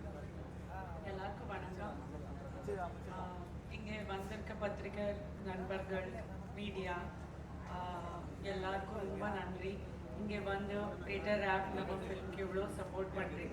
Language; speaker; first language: Tamil; non-native, fluent; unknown